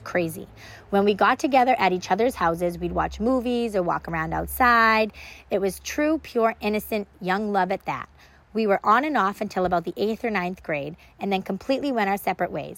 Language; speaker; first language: English; native; English